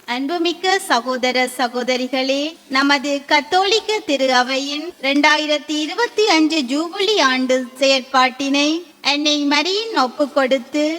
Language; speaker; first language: Tamil; native; Tamil